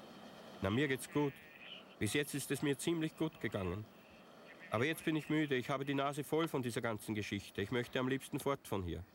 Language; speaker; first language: German; native; German